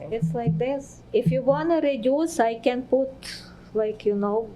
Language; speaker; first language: English; non-native, learner; Ukrainian